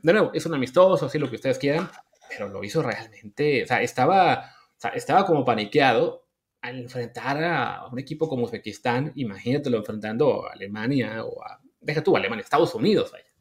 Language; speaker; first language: Spanish; native; Spanish